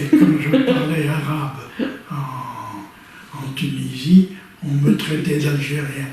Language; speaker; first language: French; native; French